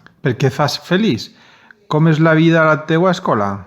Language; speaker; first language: Catalan; native; Catalan